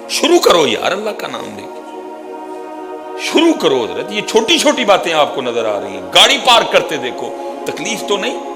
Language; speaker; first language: Urdu; non-native, local second language; Punjabi